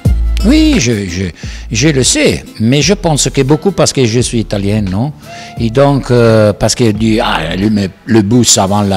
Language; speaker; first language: French; non-native, learner; Italian